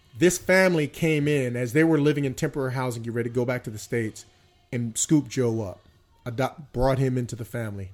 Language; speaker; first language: English; early bilingual, other home language; Korean